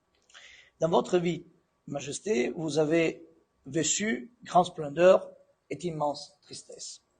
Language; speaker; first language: French; non-native, fluent; Italian